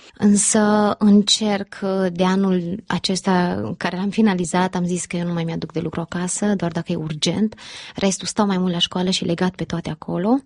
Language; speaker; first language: Romanian; early bilingual, heritage; Romanian